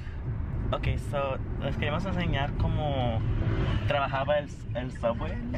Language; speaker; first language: Spanish; native; Spanish